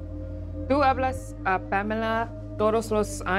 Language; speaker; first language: Spanish; non-native, learner; English